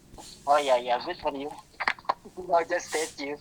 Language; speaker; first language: English; non-native, learner; Indonesian